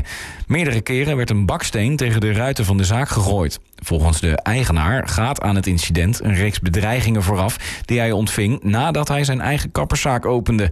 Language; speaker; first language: Dutch; native; Dutch